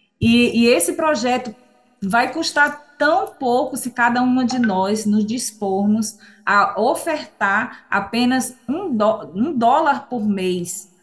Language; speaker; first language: Portuguese; native; Portuguese